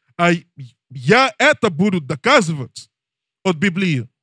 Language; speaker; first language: Russian; non-native, learner; English